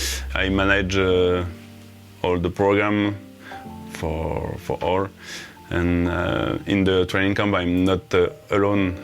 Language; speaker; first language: English; non-native, learner; French